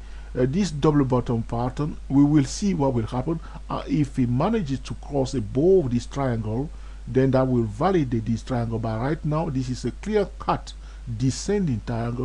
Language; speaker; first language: English; non-native, fluent; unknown